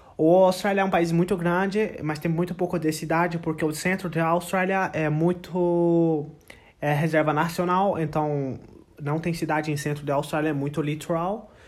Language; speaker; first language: Portuguese; non-native, learner; English